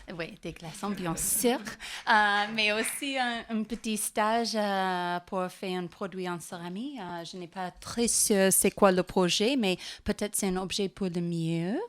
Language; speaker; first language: French; non-native, learner; English